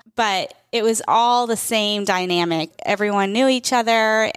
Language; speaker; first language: English; early bilingual, other home language; Telugu